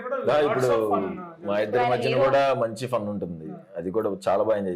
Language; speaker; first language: Telugu; native; Telugu